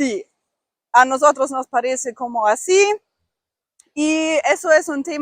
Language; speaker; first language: Spanish; non-native, fluent; German